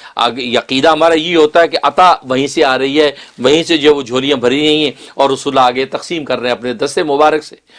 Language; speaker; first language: Urdu; native; Urdu